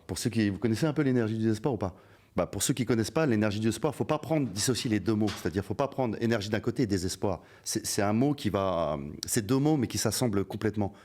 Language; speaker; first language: French; native; French